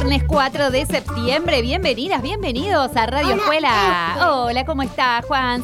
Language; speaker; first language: Spanish; native; Spanish